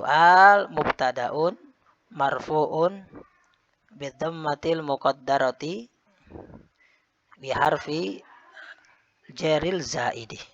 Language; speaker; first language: Arabic; non-native, fluent; Indonesian